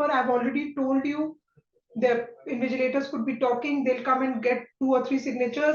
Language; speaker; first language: English; non-native, local second language; Hindi